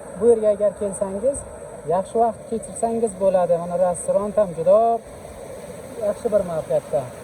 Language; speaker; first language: Uzbek; native; Uzbek